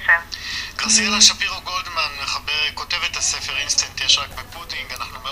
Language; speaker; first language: Hebrew; native; Hebrew